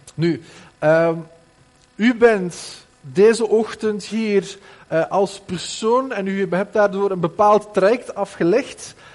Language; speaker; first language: Dutch; native; Dutch